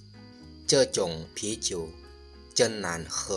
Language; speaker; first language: Chinese; non-native, fluent; Lao